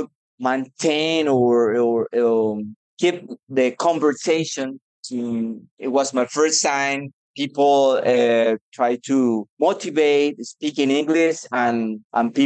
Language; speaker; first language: English; non-native, learner; Spanish